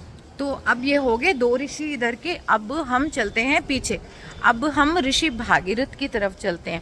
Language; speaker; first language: Hindi; native; Hindi